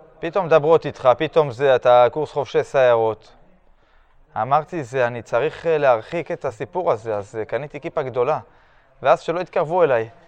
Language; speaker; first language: Hebrew; early bilingual, other home language; French